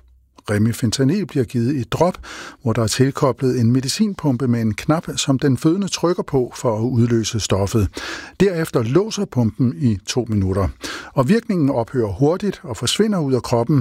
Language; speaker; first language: Danish; native; Danish